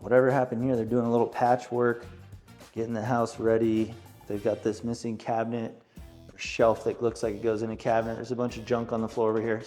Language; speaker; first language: English; native; English